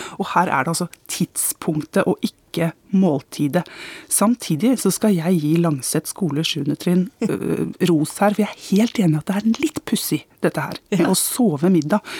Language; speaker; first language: Norwegian; native; Norwegian